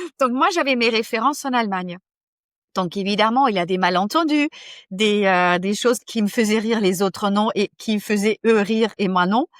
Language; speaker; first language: French; non-native, fluent; German